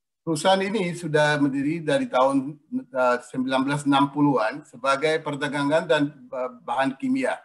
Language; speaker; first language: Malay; non-native, fluent; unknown